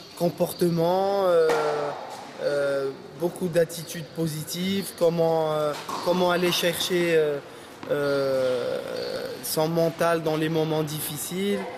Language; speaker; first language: French; non-native, local second language; Arabic